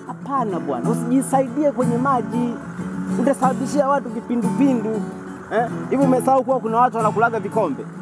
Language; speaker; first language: Swahili; native; Swahili